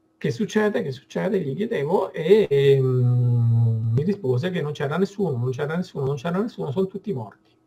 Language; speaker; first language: Italian; native; Italian